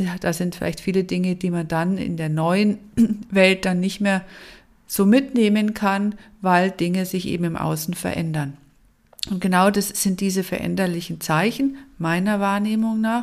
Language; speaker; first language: German; native; German